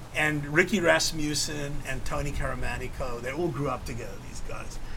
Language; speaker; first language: English; native; English